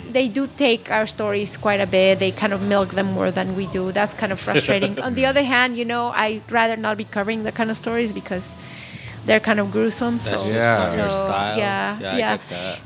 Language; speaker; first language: English; non-native, fluent; Spanish